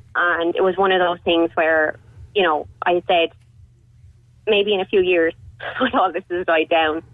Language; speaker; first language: English; native; English